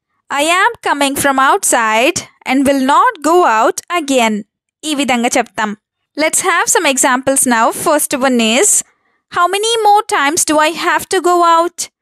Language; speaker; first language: English; non-native, local second language; Telugu